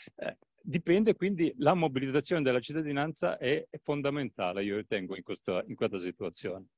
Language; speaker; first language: Italian; native; Italian